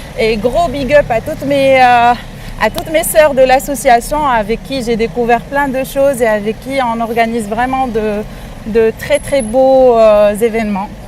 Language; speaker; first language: French; non-native, local second language; Arabic